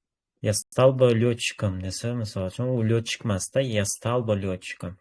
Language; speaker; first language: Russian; non-native, fluent; Uzbek